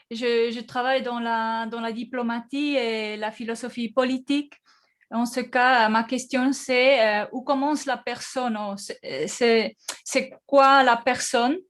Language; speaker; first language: French; non-native, fluent; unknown